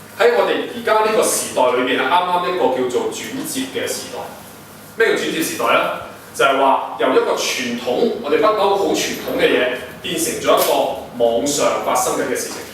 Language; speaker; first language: Cantonese; early bilingual, heritage; Cantonese